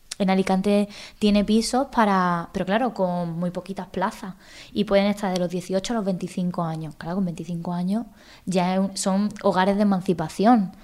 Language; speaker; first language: Spanish; native; Spanish